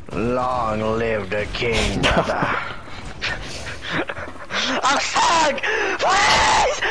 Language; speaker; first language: English; native; English